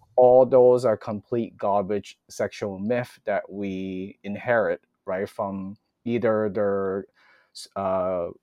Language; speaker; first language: English; early bilingual, other home language; Cantonese